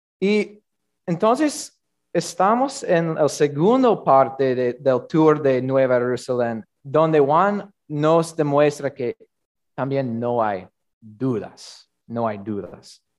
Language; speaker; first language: Spanish; non-native, learner; English